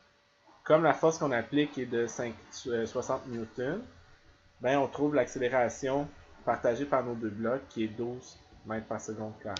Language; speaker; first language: French; native; French